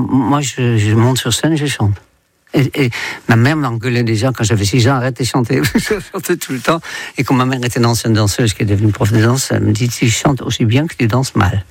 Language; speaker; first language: French; non-native, fluent; Dutch